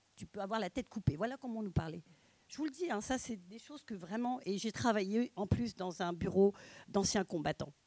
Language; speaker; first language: French; native; French